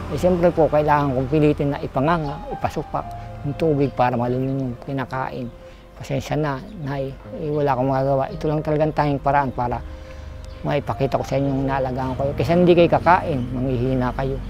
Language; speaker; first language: Filipino; native; Filipino